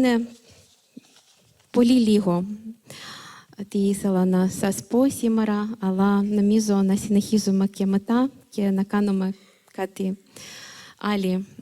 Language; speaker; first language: Greek; non-native, fluent; Ukrainian